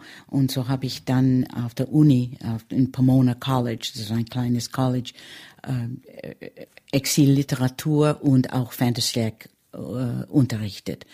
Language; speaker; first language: German; early bilingual, heritage; German